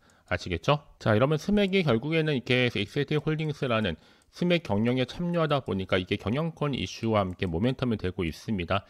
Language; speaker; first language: Korean; native; Korean